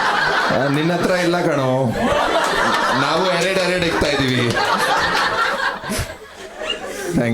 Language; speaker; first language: Kannada; non-native, local second language; Punjabi